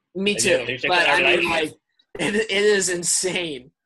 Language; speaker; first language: English; early bilingual, other home language; Urdu